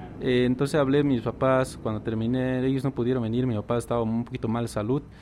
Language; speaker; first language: Spanish; non-native, local second language; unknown